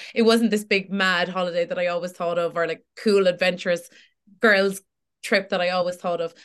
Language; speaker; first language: English; native; English